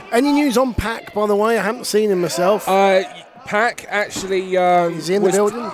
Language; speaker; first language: English; native; English